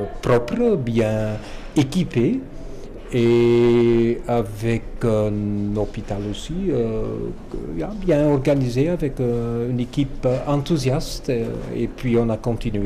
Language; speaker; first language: French; non-native, fluent; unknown